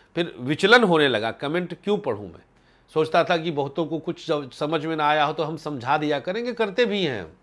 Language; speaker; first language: Hindi; native; Hindi